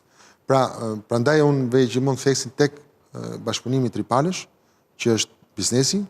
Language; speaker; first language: Albanian; native; Albanian